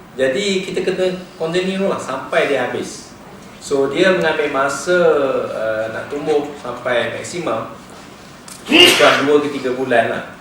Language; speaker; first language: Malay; native; Malay